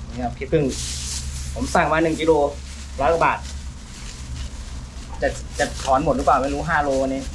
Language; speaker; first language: Thai; native; Thai